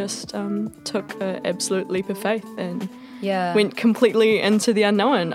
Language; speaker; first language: English; native; English